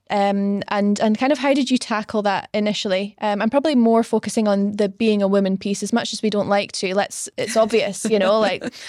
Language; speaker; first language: English; native; English